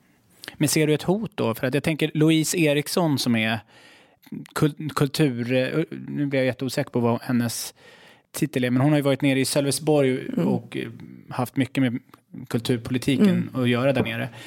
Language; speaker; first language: Swedish; native; Swedish